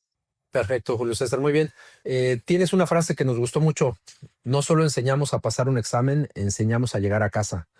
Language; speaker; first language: Spanish; native; Spanish